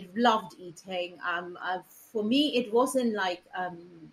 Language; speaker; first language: English; non-native, local second language; Punjabi